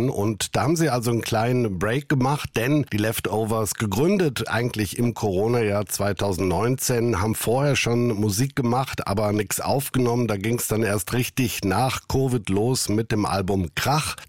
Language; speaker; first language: German; native; German